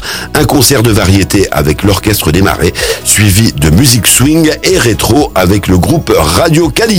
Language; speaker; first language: French; native; French